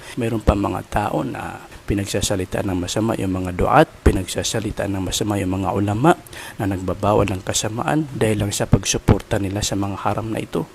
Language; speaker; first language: Filipino; non-native, local second language; Maranao